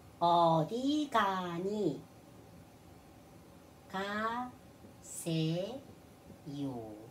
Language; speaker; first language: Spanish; non-native, learner; Korean